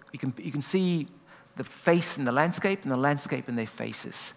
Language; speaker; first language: English; native; English